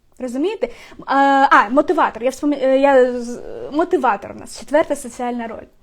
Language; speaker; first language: Ukrainian; non-native, local second language; Russian